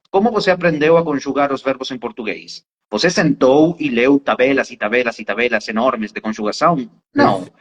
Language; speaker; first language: Portuguese; non-native, fluent; Spanish